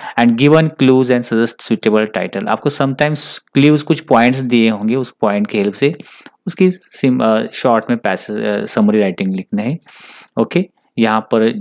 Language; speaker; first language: Hindi; non-native, local second language; Marathi